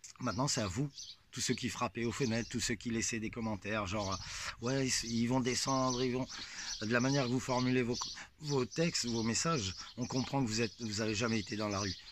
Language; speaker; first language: French; native; French